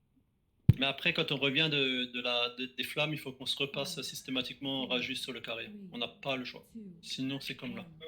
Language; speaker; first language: French; native; French